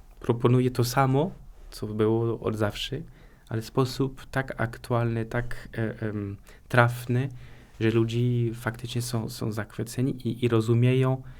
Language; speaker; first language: Polish; non-native, fluent; French